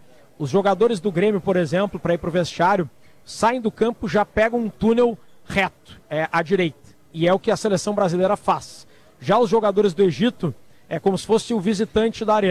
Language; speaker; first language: Portuguese; native; Portuguese